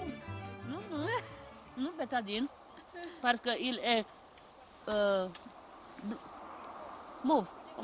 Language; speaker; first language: French; non-native, learner; Romanian